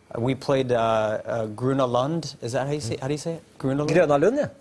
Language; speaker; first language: English; native; English